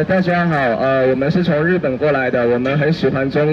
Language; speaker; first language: Chinese; non-native, fluent; Japanese